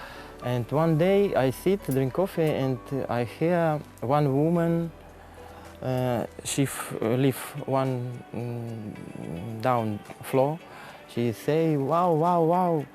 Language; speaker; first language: English; non-native, learner; Russian